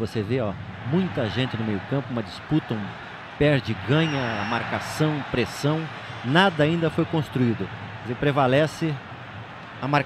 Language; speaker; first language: Portuguese; native; Portuguese